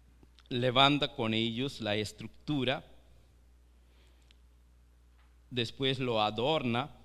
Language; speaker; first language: Spanish; non-native, fluent; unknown